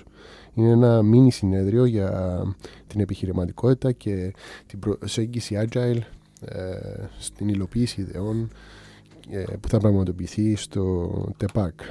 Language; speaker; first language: Greek; native; Greek